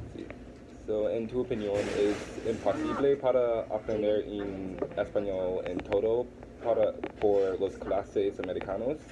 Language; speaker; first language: Spanish; non-native, learner; English